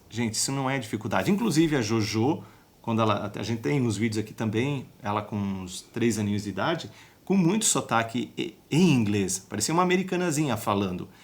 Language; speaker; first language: Portuguese; native; Portuguese